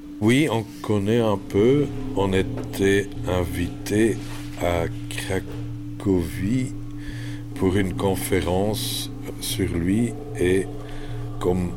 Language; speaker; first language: French; non-native, local second language; Dutch